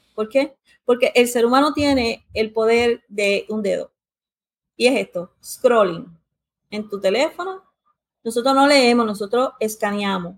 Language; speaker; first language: Spanish; early bilingual, heritage; Spanish